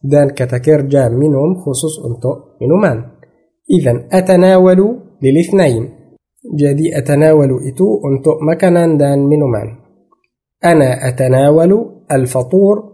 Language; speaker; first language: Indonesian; non-native, fluent; Arabic